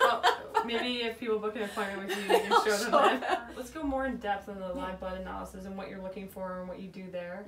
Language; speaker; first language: English; native; English